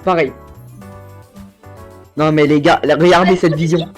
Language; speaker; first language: French; native; French